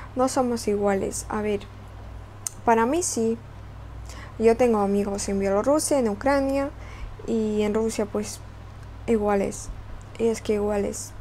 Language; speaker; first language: Spanish; non-native, fluent; Russian